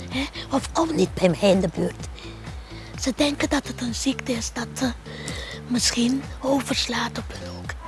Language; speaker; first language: Dutch; non-native, local second language; Papiamento